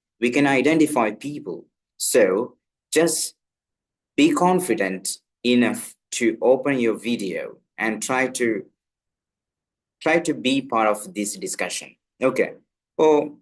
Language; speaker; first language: English; non-native, local second language; Malayalam